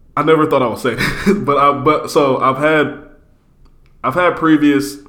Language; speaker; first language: English; native; English